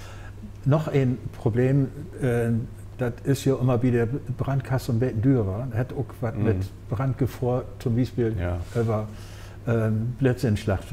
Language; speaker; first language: German; native; German